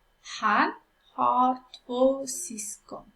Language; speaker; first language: Swedish; non-native, fluent; Pashto